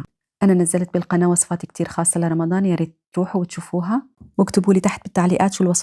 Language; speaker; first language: Arabic; native; Arabic